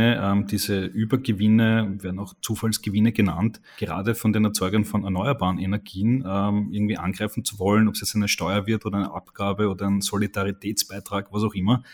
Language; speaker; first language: German; native; German